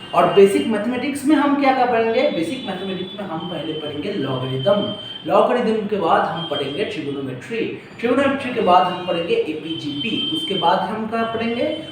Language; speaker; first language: Hindi; non-native, local second language; Bangla